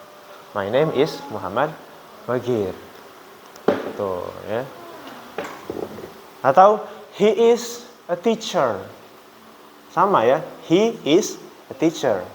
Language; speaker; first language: English; non-native, fluent; Indonesian